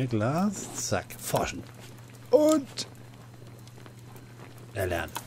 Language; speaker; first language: German; native; German